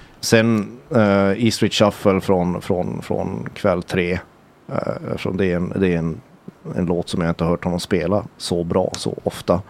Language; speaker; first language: Swedish; native; Swedish